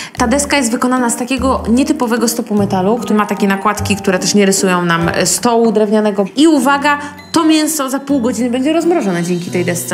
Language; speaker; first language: Polish; native; Polish